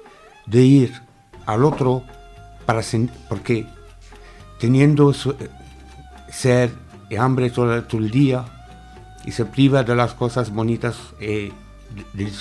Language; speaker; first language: Spanish; non-native, fluent; Arabic